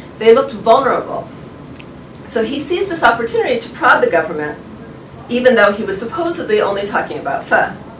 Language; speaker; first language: English; native; English